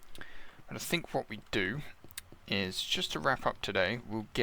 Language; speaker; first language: English; native; English